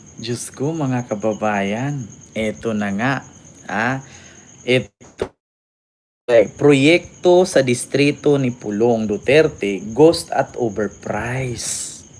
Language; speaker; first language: Filipino; native; Filipino